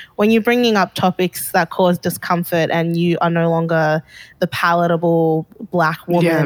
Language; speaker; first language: English; early bilingual, other home language; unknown